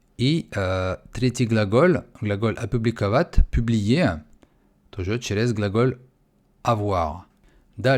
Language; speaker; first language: Russian; non-native, fluent; French